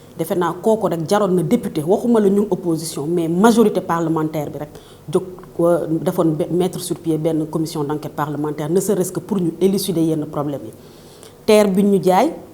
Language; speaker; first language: Wolof; native; Wolof